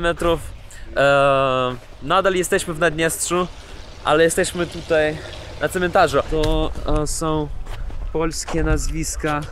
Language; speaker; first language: Polish; non-native, learner; Russian